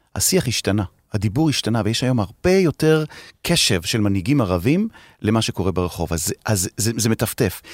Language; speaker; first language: Hebrew; native; Hebrew